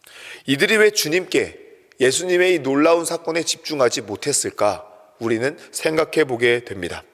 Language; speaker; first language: Korean; native; Korean